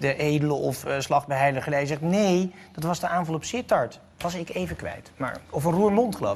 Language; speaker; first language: Dutch; native; Dutch